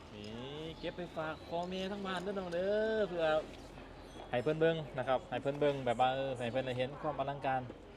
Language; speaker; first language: Thai; native; Thai